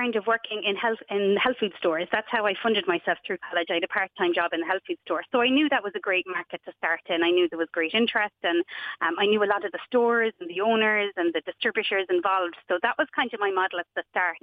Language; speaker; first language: English; native; English